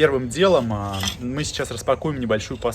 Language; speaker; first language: Russian; native; Russian